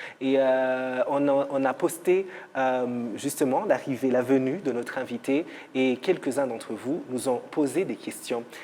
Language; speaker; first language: French; non-native, local second language; Kinyarwanda